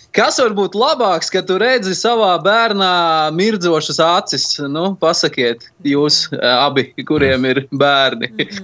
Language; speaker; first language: Latvian; native; Latvian